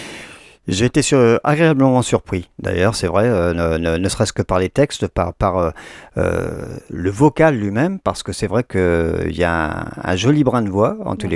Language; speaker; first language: French; native; French